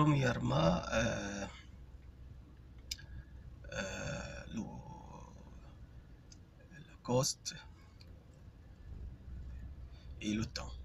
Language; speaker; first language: French; non-native, fluent; Arabic